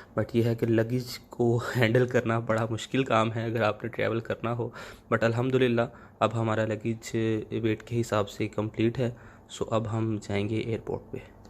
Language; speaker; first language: Urdu; non-native, local second language; Punjabi